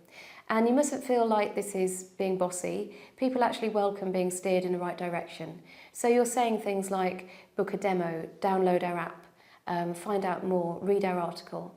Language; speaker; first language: English; native; English